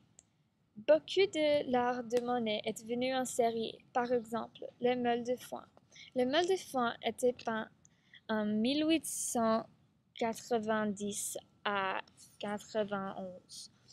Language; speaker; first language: French; non-native, learner; English